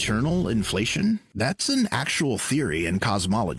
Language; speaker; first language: English; native; English